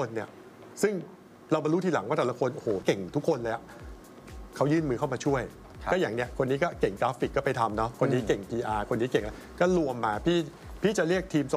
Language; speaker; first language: Thai; native; Thai